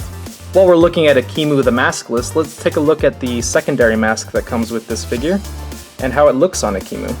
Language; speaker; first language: English; native; English